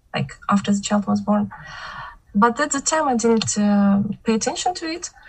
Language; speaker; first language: English; non-native, fluent; Kazakh